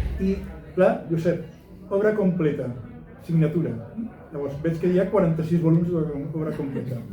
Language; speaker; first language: Catalan; non-native, local second language; Spanish